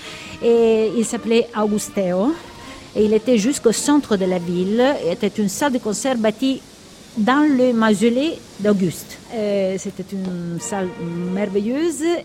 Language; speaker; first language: French; non-native, fluent; Italian